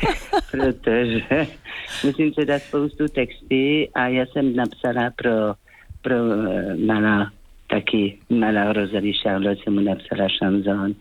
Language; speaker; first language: Czech; non-native, fluent; French